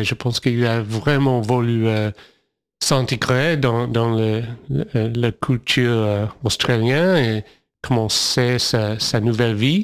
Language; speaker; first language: French; non-native, fluent; English